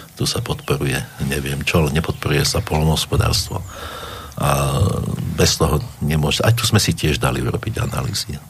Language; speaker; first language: Slovak; native; Slovak